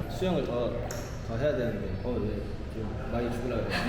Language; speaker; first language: Korean; native; Korean